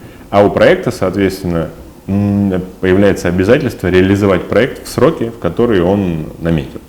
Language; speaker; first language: Russian; native; Russian